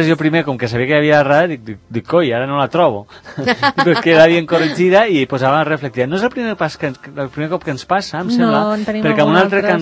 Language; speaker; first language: Catalan; native; Catalan